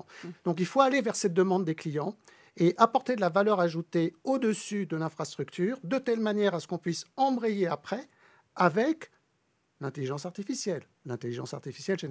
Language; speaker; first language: French; native; French